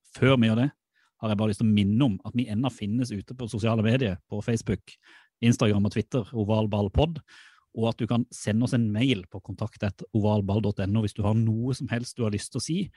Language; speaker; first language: Norwegian; native; Norwegian